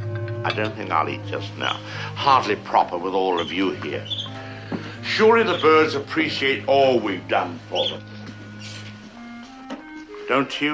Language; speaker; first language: English; native; English